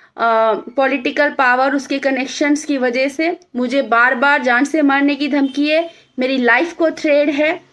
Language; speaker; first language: Hindi; native; Hindi